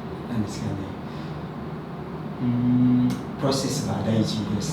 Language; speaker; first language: Japanese; non-native, fluent; Indonesian